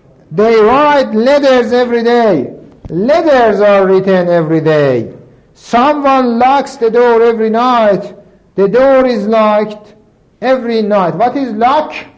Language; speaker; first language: English; non-native, fluent; Persian